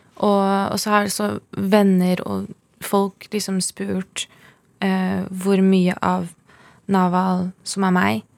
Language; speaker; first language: Norwegian; early bilingual, other home language; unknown